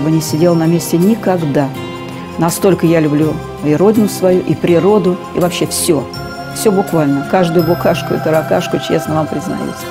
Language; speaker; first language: Russian; native; Russian